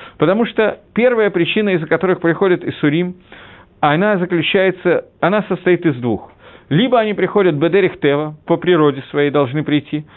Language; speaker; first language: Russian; early bilingual, heritage; Russian